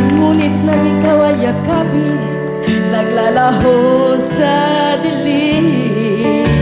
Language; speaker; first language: Filipino; non-native, local second language; Cebuano